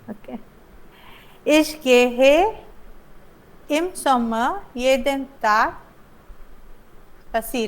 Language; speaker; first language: German; non-native, learner; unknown